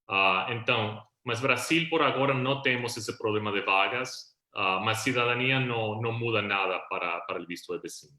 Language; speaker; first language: Portuguese; non-native, fluent; Spanish